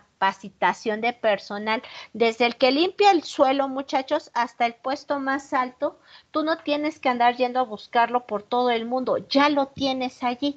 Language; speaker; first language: Spanish; native; Spanish